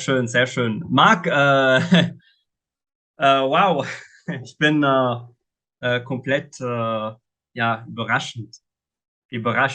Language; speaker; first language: German; non-native, fluent; Arabic